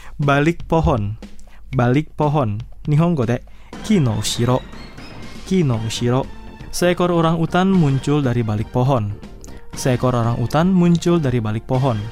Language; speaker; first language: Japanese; non-native, fluent; Indonesian